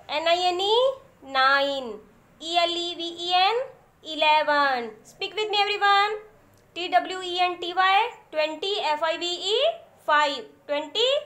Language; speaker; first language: Hindi; native; Hindi